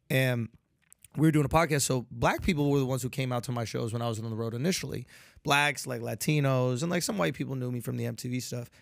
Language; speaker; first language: English; native; English